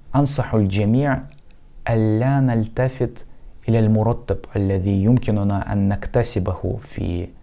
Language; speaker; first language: Arabic; non-native, fluent; Russian